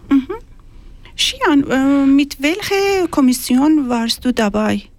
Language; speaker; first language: German; non-native, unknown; Persian